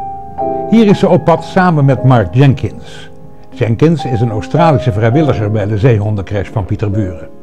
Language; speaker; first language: Dutch; native; Dutch